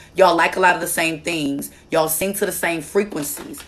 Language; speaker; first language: English; native; English